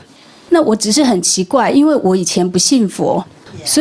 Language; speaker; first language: Chinese; native; Chinese